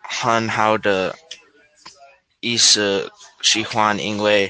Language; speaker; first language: Chinese; non-native, learner; English